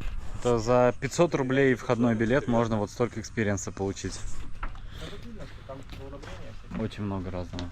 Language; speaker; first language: Russian; native; Russian